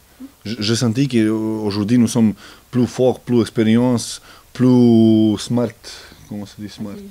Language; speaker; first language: French; non-native, learner; Serbian